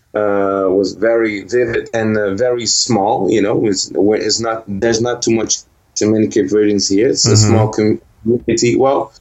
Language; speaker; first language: English; early bilingual, heritage; Dutch